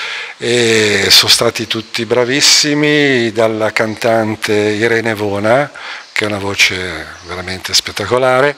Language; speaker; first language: Italian; native; Italian